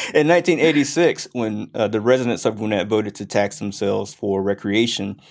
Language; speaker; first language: English; native; English